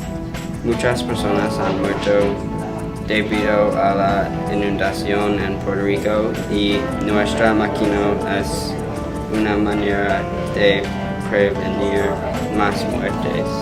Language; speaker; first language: Spanish; non-native, learner; English